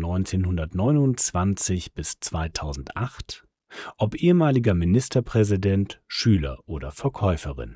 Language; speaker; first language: German; native; German